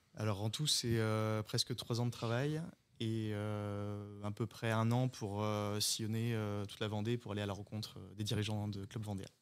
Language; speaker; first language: French; native; French